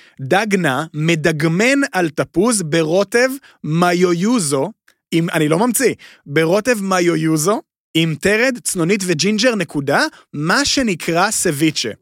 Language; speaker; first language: Hebrew; native; Hebrew